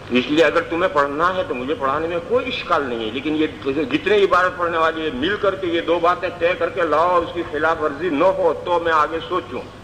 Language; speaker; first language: Urdu; non-native, local second language; Gujarati